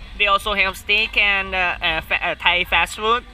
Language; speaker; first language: English; non-native, learner; Thai